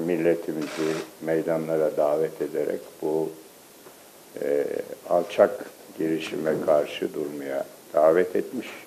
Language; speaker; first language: Turkish; native; Turkish